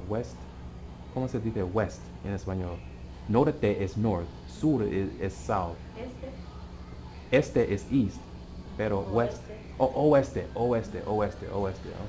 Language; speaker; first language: Spanish; non-native, learner; English